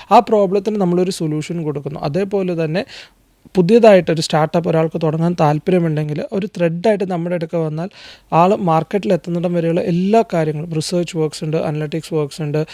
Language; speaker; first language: Malayalam; native; Malayalam